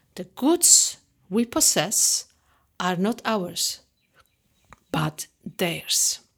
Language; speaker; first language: English; non-native, fluent; Polish